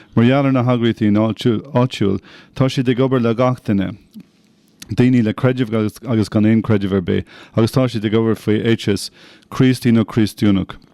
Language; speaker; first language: Irish; non-native, local second language; English